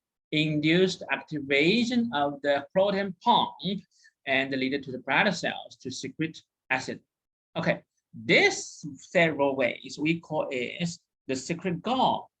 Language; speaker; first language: English; non-native, fluent; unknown